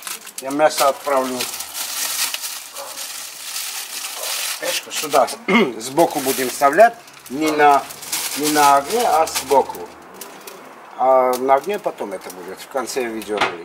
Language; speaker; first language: Russian; non-native, local second language; Armenian